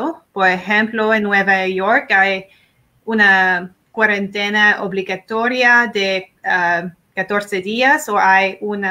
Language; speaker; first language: Spanish; non-native, learner; English